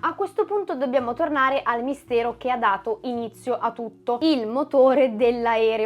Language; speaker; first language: Italian; native; Italian